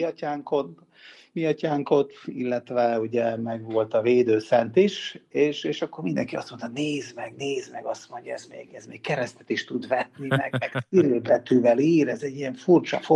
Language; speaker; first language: Hungarian; non-native, local second language; Serbian